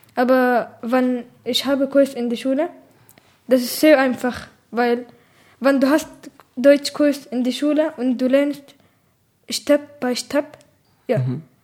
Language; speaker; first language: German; non-native, learner; Arabic